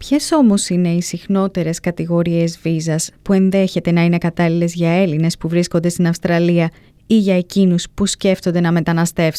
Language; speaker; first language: Greek; native; Greek